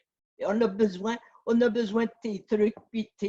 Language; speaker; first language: French; native; French